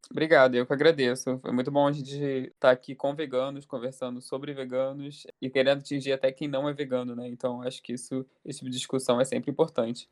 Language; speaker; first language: Portuguese; native; Portuguese